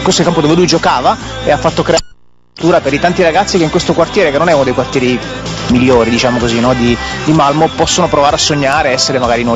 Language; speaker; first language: Italian; native; Italian